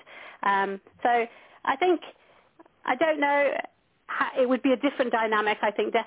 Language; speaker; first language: English; native; English